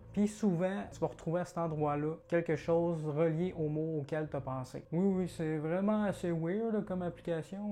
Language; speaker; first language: French; native; French